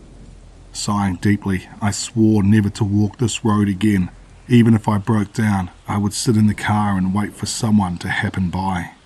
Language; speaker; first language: English; native; English